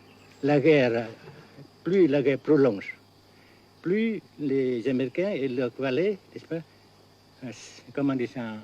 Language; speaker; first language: French; non-native, local second language; Vietnamese